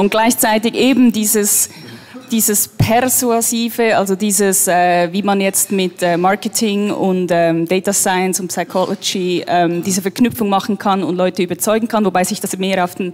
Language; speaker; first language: German; native; German